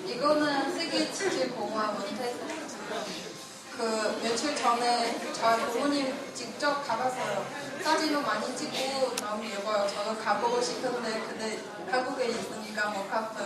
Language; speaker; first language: Korean; non-native, fluent; Chinese